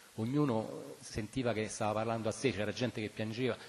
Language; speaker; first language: Italian; native; Italian